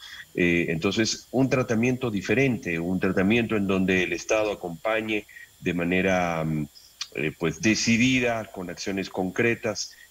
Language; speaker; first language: Spanish; native; Spanish